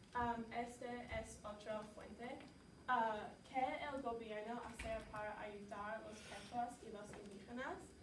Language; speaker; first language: Spanish; non-native, learner; English